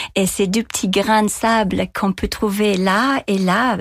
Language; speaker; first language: French; non-native, fluent; English